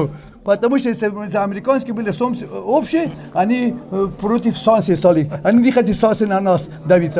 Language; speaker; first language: Russian; non-native, learner; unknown